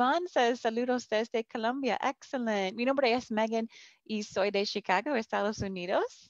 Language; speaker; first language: Spanish; non-native, fluent; English